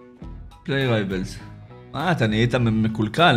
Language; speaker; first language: Hebrew; native; Hebrew